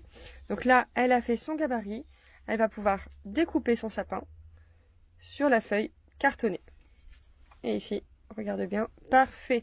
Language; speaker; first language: French; native; French